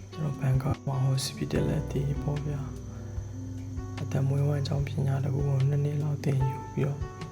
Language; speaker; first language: Burmese; native; Burmese